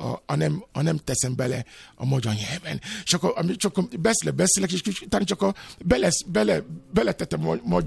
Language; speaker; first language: Hungarian; non-native, fluent; Yoruba